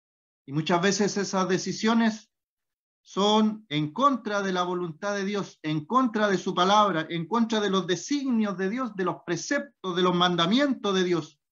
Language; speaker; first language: Spanish; native; Spanish